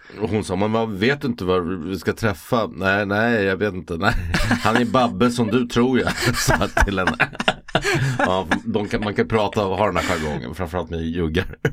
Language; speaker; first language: Swedish; native; Swedish